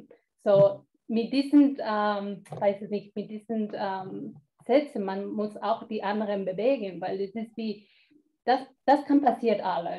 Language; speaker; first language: German; non-native, fluent; Spanish